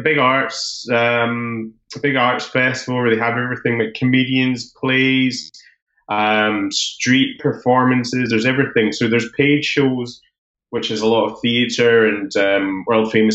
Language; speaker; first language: English; native; English